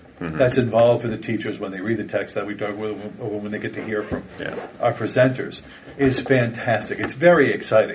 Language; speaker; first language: English; native; English